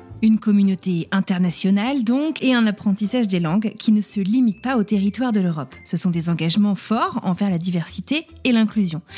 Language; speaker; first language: French; native; French